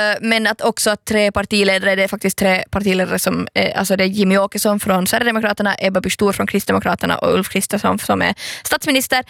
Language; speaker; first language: Swedish; native; Swedish